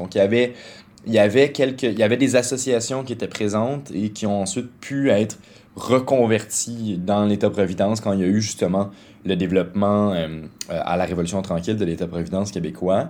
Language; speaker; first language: French; native; French